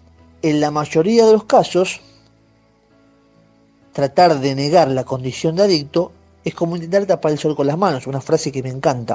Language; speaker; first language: Spanish; native; Spanish